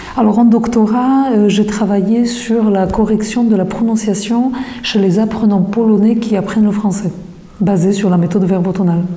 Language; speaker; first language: French; non-native, fluent; Polish